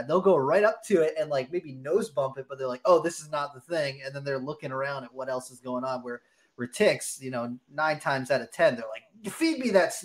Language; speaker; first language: English; native; English